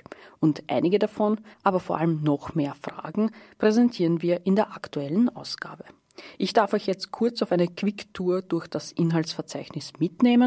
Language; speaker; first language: German; native; German